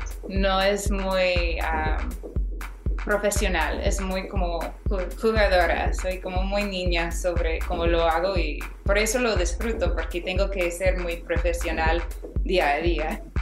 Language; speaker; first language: Spanish; non-native, fluent; English